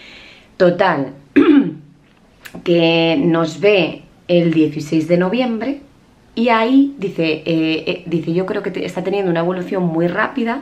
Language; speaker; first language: Spanish; native; Spanish